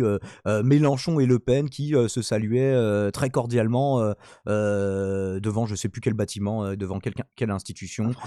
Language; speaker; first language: French; native; French